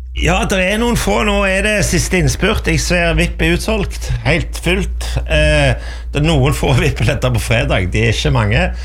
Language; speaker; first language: Norwegian; native; Norwegian